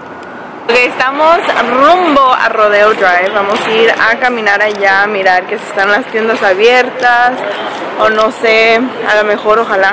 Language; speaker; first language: Spanish; early bilingual, heritage; Spanish